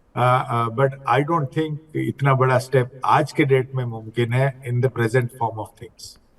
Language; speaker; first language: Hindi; non-native, local second language; Odia